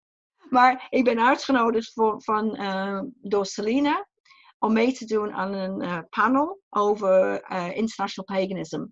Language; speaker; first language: Dutch; non-native, fluent; English